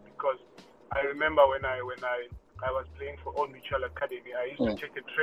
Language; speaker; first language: English; non-native, local second language; Xhosa